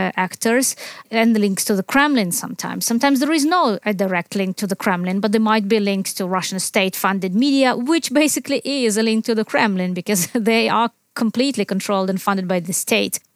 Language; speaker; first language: English; non-native, fluent; Ukrainian